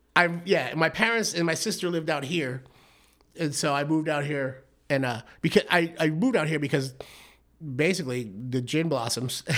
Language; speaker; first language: English; native; English